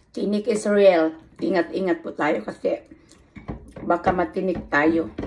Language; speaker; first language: Filipino; non-native, local second language; Cebuano